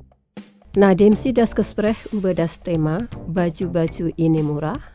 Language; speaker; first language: German; non-native, learner; Indonesian